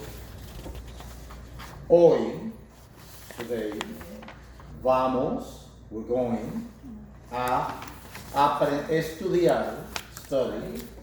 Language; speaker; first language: Spanish; non-native, learner; English